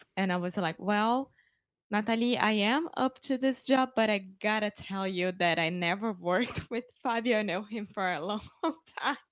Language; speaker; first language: English; non-native, fluent; Portuguese